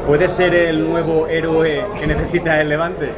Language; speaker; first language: Spanish; native; Spanish